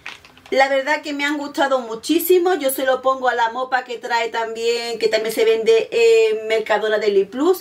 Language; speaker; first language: Spanish; native; Spanish